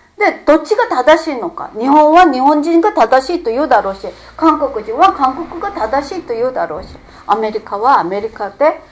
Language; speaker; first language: Japanese; non-native, fluent; Korean